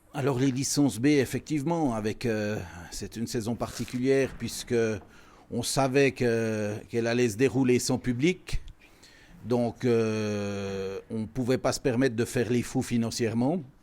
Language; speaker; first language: French; native; French